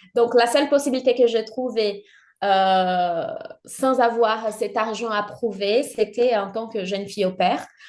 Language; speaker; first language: French; non-native, fluent; Portuguese